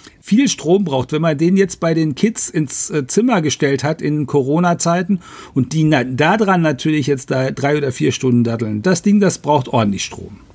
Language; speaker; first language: German; native; German